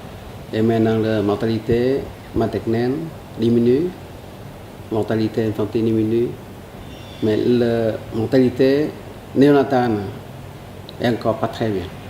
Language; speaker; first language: French; non-native, learner; Vietnamese